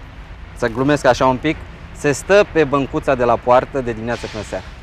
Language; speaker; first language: Romanian; native; Romanian